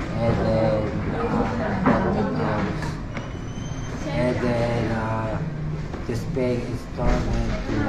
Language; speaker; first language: English; non-native, local second language; Filipino